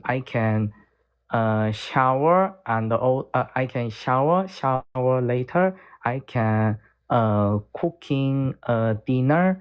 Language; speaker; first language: English; non-native, learner; Korean